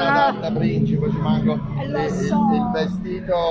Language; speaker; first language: Italian; native; Italian